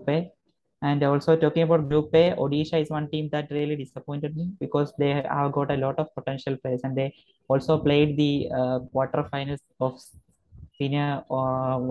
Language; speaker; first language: English; non-native, local second language; Malayalam